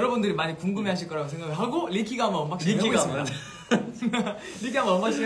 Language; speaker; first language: Korean; native; Korean